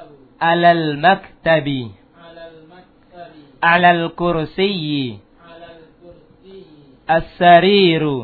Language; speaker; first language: Arabic; non-native, fluent; Indonesian